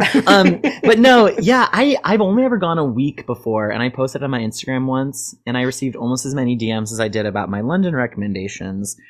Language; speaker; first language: English; native; English